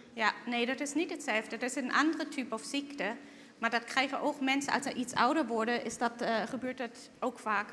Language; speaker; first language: Dutch; non-native, fluent; German